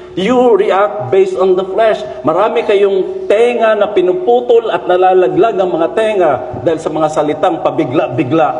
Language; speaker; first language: Filipino; non-native, local second language; Iloko